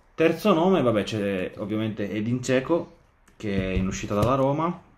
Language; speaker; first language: Italian; non-native, fluent; Arabic